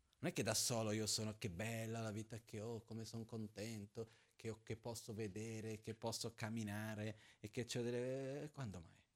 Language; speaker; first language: Italian; non-native, fluent; Portuguese